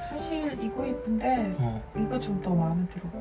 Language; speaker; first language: Korean; non-native, learner; Ukrainian